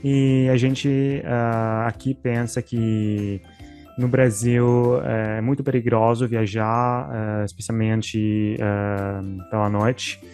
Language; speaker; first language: Portuguese; non-native, fluent; Italian